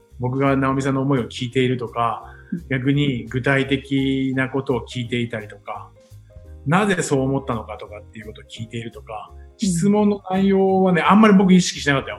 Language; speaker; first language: Japanese; native; Japanese